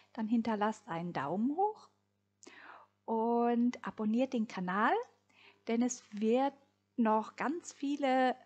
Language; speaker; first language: German; native; German